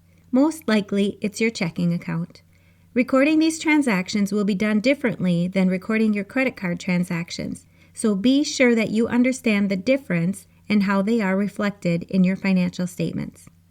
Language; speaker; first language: English; native; English